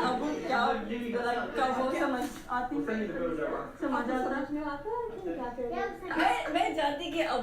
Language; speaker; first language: Hindi; non-native, learner; English